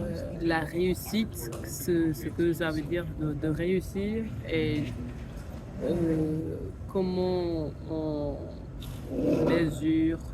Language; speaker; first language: French; non-native, fluent; English